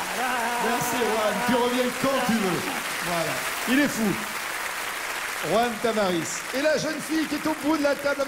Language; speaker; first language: French; native; French